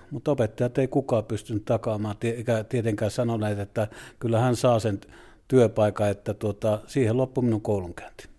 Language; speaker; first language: Finnish; native; Finnish